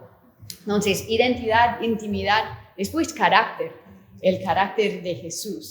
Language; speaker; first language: Spanish; non-native, fluent; English